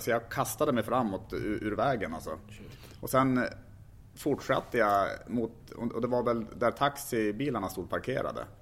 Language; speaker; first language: Swedish; native; Swedish